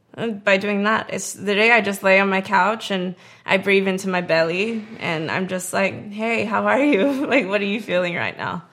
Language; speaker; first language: English; native; English